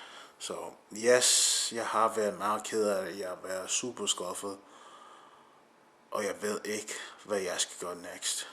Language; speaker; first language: Danish; non-native, learner; English